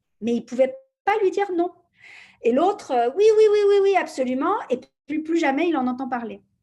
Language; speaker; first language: French; native; French